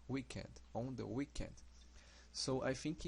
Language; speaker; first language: English; non-native, learner; Portuguese